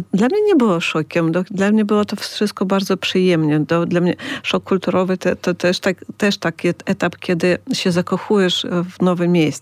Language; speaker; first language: Polish; non-native, fluent; Ukrainian